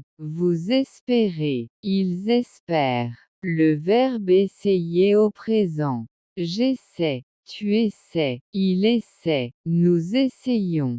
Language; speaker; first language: French; non-native, local second language; Arabic